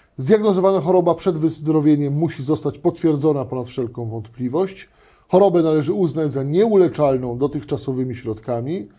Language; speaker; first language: Polish; native; Polish